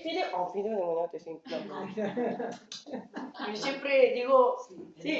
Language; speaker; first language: Spanish; non-native, fluent; Korean